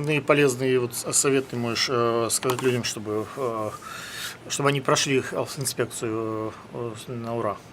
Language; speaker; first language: Russian; native; Russian